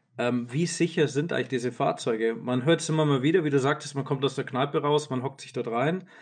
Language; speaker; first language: German; native; German